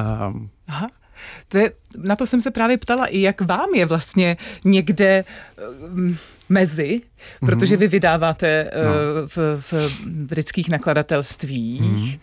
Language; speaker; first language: Czech; native; Czech